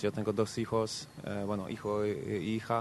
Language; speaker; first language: Spanish; non-native, fluent; Polish